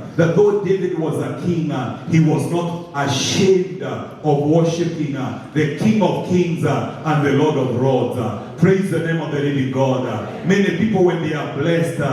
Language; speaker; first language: English; non-native, local second language; Swahili